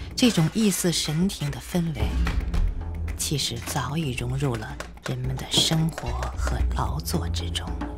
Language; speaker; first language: Chinese; native; Chinese